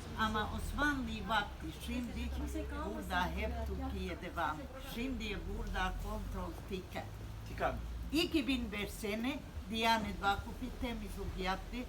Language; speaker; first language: Turkish; non-native, local second language; Bosnian